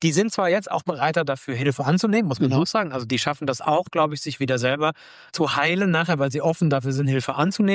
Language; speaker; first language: German; native; German